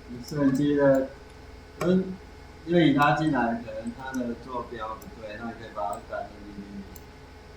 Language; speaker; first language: Chinese; native; Chinese